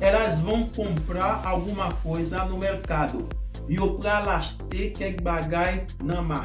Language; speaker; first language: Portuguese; non-native, fluent; Haitian Creole